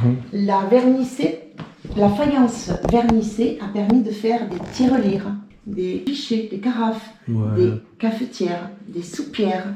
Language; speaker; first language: French; native; French